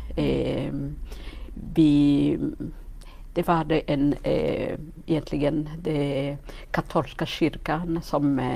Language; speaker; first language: Swedish; non-native, fluent; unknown